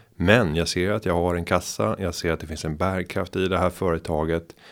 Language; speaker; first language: Swedish; native; Swedish